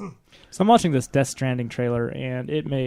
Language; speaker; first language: English; native; English